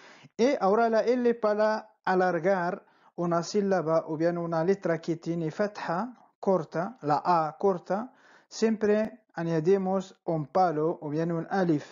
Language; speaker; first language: Spanish; non-native, fluent; Arabic